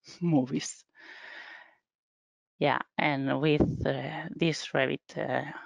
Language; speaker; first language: English; non-native, fluent; Spanish